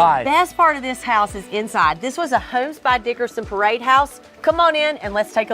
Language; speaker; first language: English; native; English